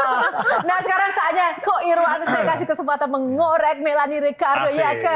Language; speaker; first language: Indonesian; native; Indonesian